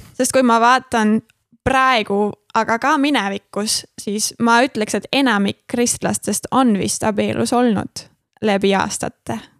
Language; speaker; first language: Estonian; non-native, fluent; German